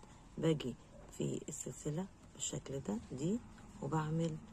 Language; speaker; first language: Arabic; native; Arabic